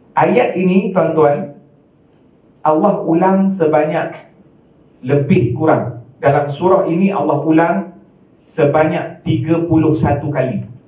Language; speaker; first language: Malay; native; Malay